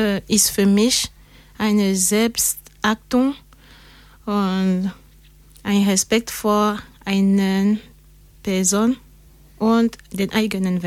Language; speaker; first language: German; non-native, learner; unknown